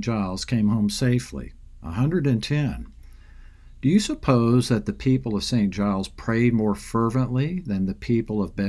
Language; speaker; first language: English; native; English